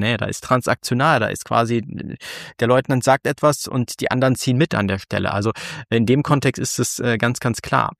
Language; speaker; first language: German; native; German